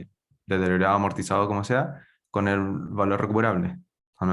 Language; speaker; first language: Spanish; native; Spanish